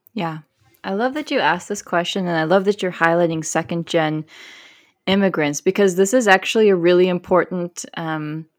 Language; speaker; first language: English; native; English